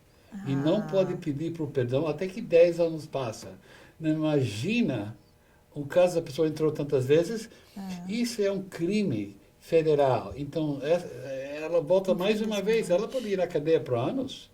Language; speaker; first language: Portuguese; non-native, fluent; English